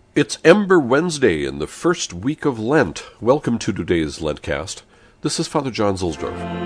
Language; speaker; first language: English; native; English